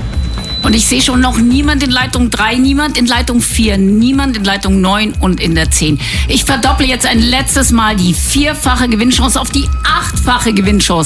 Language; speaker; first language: German; native; German